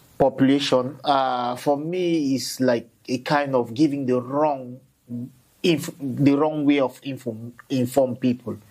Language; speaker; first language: English; non-native, local second language; French